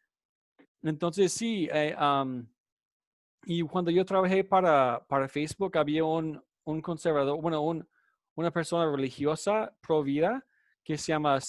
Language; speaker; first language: Spanish; non-native, fluent; English